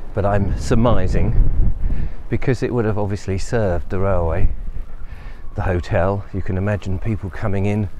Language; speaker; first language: English; native; English